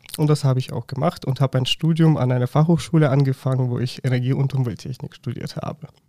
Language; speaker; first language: German; non-native, fluent; Russian